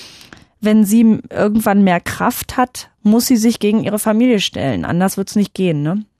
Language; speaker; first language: German; native; German